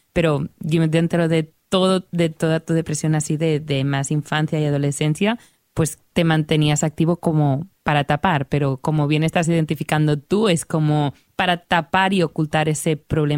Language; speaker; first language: Spanish; native; Spanish